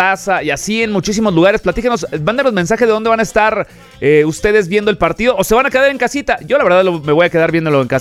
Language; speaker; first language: Spanish; native; Spanish